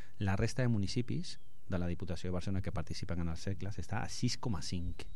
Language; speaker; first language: Catalan; non-native, local second language; Spanish